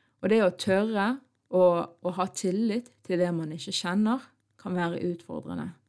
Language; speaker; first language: Norwegian; early bilingual, other home language; Arabic